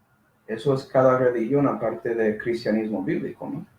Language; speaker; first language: Spanish; non-native, fluent; English